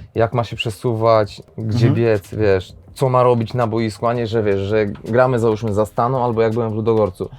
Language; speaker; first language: Polish; native; Polish